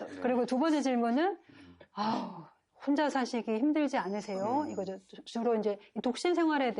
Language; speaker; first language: Korean; native; Korean